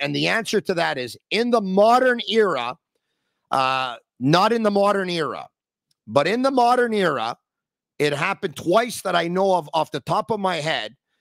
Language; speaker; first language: English; native; English